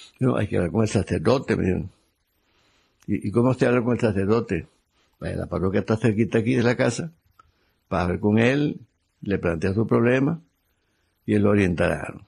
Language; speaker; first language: Spanish; native; Spanish